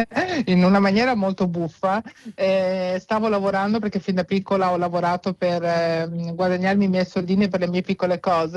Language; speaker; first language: Italian; native; Italian